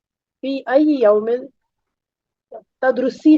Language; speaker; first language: Arabic; non-native, learner; Urdu